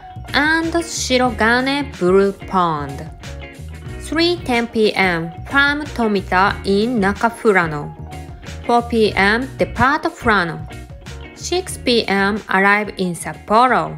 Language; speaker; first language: English; non-native, learner; Japanese